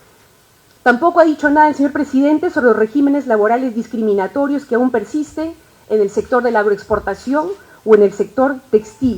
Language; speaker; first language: Spanish; native; Spanish